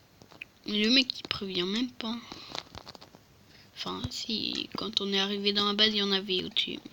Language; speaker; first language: French; native; French